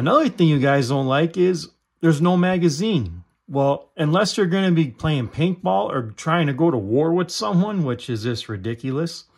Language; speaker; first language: English; native; English